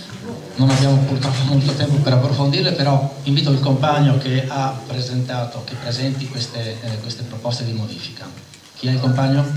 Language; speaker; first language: Italian; native; Italian